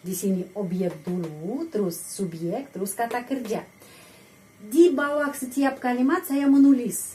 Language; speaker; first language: Indonesian; non-native, fluent; Russian